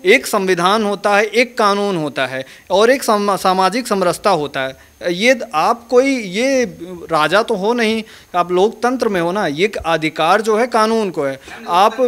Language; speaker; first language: Hindi; native; Hindi